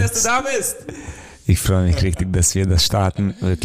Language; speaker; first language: German; non-native, fluent; Romanian